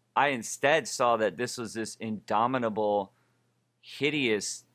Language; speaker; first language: English; native; English